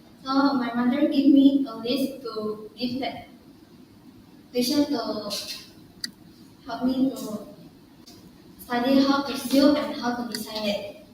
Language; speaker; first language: English; non-native, learner; Indonesian